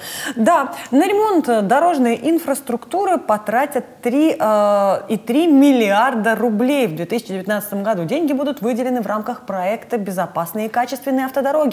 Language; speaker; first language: Russian; native; Russian